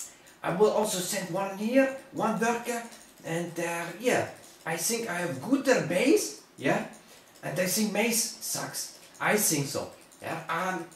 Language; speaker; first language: English; non-native, learner; German